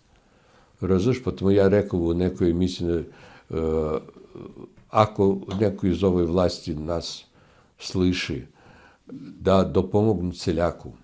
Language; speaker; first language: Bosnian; non-native, learner; Russian